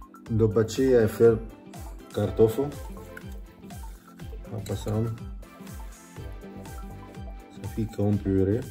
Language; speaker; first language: Romanian; non-native, learner; Arabic